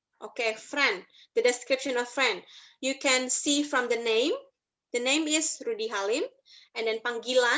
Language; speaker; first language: English; non-native, fluent; Indonesian